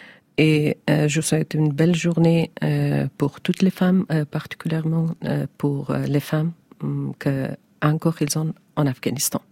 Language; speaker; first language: French; non-native, learner; Persian